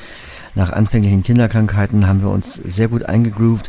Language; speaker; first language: German; native; German